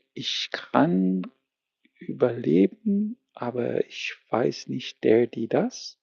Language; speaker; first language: German; non-native, learner; English